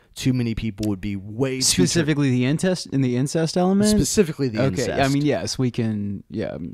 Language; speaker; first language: English; native; English